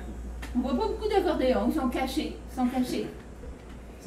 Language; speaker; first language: French; native; French